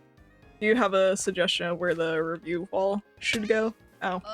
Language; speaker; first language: English; native; English